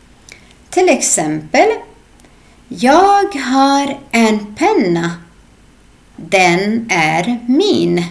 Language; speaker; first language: Swedish; non-native, fluent; Arabic